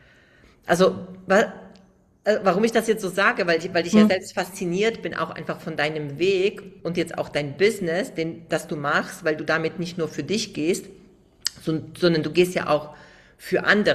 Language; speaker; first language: German; native; German